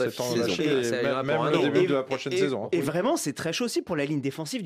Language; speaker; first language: French; native; French